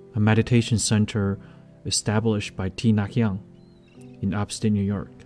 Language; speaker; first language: English; non-native, fluent; Chinese